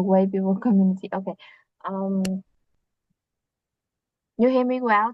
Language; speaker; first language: English; non-native, learner; Vietnamese